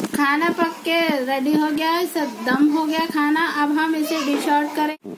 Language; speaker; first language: Hindi; native; Hindi